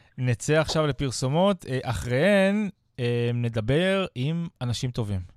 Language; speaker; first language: Hebrew; native; Hebrew